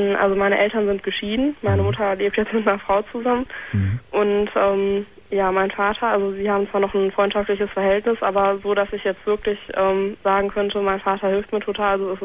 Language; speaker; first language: German; native; German